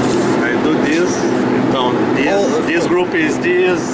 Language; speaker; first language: English; non-native, learner; Portuguese